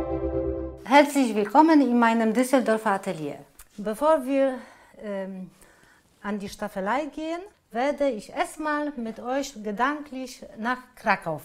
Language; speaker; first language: German; non-native, fluent; Polish